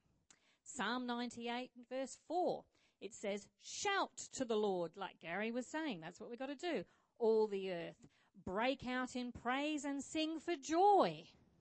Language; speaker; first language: English; native; English